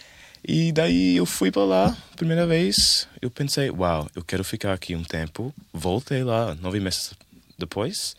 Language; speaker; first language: Portuguese; non-native, learner; English